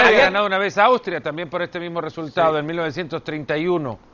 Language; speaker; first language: Spanish; native; Spanish